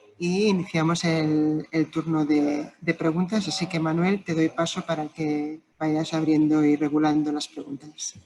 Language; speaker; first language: Spanish; native; Spanish